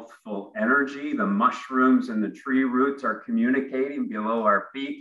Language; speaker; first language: English; native; English